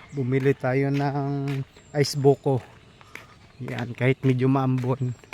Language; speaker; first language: Filipino; non-native, local second language; Hiligaynon